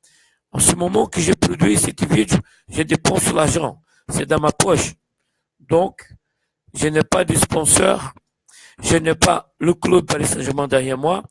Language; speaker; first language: French; non-native, fluent; Portuguese